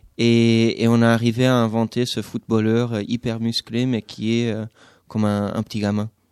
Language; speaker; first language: French; non-native, fluent; English